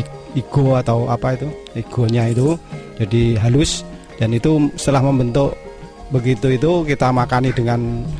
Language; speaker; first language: Indonesian; non-native, local second language; Javanese